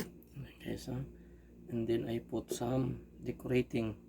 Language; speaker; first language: English; non-native, local second language; Filipino